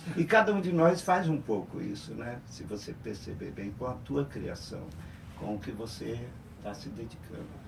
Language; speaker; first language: Portuguese; native; Portuguese